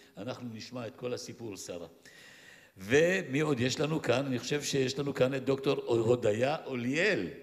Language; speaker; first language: Hebrew; native; Hebrew